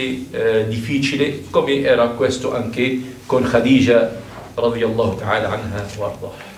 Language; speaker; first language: Italian; non-native, fluent; Arabic